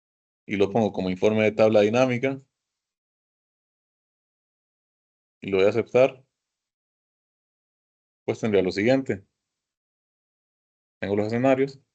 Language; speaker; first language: Spanish; native; Spanish